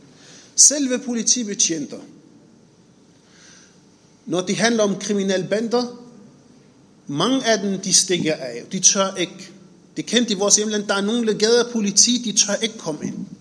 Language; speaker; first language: Danish; non-native, fluent; Arabic